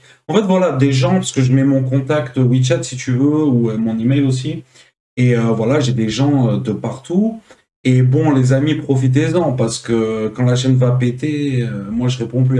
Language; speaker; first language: French; native; French